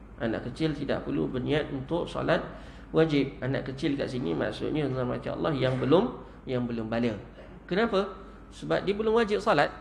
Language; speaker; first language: Malay; native; Malay